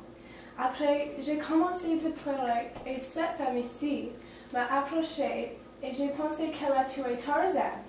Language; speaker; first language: French; non-native, learner; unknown